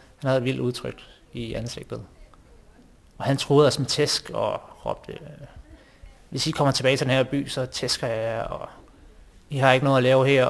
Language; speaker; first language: Danish; early bilingual, other home language; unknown